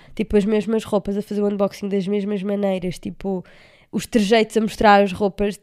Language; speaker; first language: Portuguese; native; Portuguese